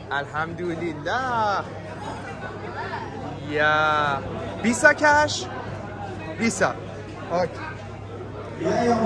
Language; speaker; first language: Indonesian; non-native, learner; Persian